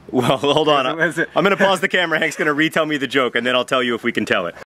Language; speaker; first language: English; native; English